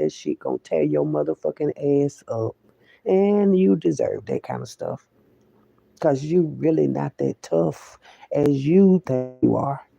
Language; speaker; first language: English; native; English